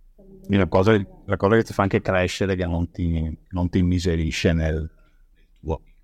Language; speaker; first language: Italian; native; Italian